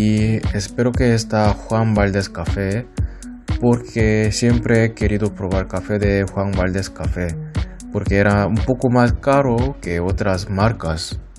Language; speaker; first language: Spanish; non-native, learner; Korean